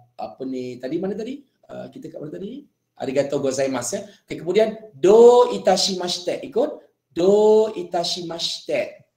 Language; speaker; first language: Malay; native; Malay